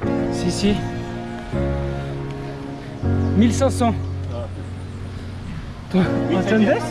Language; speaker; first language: Spanish; non-native, learner; French